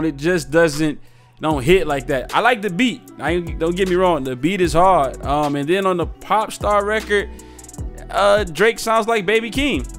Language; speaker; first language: English; native; English